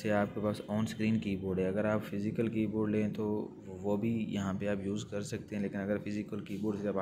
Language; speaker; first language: Hindi; non-native, local second language; Punjabi